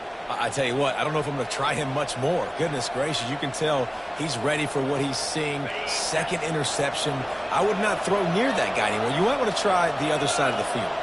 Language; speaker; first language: English; native; English